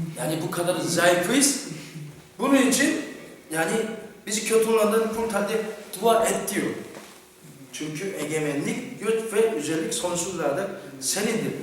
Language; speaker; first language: Turkish; non-native, fluent; Korean